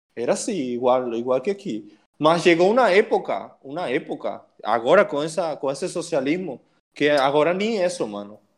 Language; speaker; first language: Portuguese; non-native, fluent; Spanish